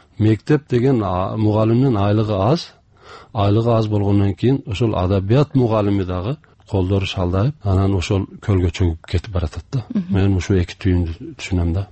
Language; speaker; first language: Kyrgyz; early bilingual, heritage; Kyrgyz